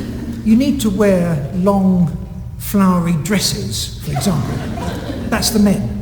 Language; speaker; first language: English; native; English